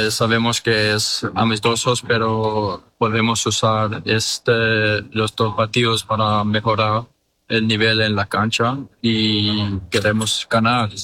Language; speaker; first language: Spanish; non-native, fluent; English